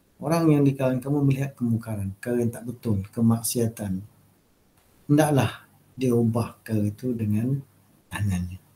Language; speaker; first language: Malay; native; Malay